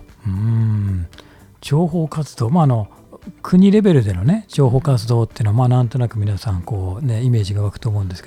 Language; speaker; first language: Japanese; native; Japanese